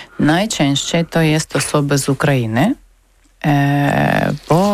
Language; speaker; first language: Polish; non-native, learner; Ukrainian